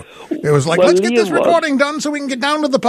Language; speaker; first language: English; native; English